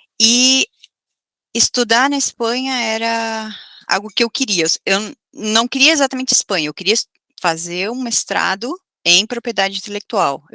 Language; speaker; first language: Portuguese; native; Portuguese